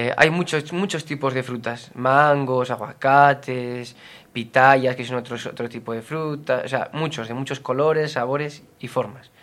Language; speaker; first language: Spanish; native; Spanish